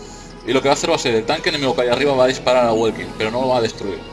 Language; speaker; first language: Spanish; native; Spanish